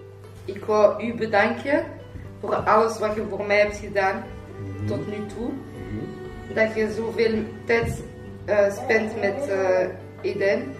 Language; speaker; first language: Dutch; non-native, local second language; French